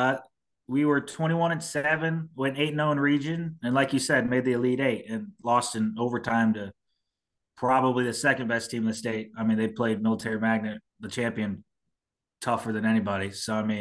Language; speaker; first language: English; native; English